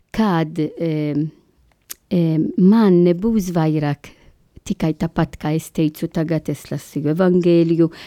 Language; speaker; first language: Latvian; non-native, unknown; Maltese